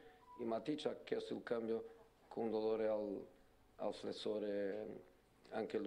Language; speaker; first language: Italian; non-native, fluent; Portuguese